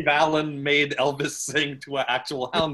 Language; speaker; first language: English; native; English